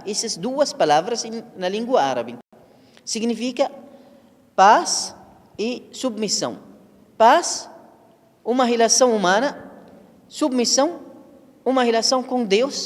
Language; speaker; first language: Portuguese; non-native, learner; Arabic